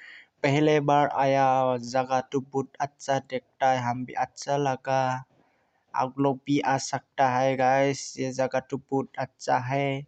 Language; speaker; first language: Hindi; non-native, local second language; Bodo